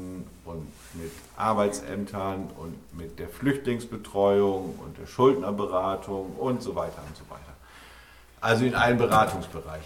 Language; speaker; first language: German; native; German